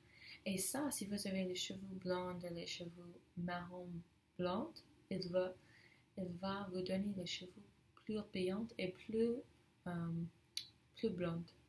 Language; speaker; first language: French; non-native, learner; English